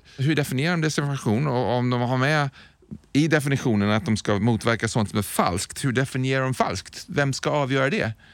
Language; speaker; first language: Swedish; native; Swedish